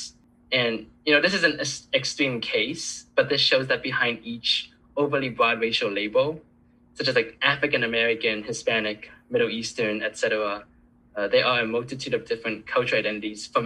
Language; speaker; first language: English; early bilingual, other home language; Cantonese